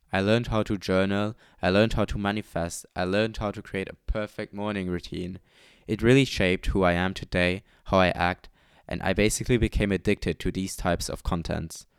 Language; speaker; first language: English; non-native, fluent; Luxembourgish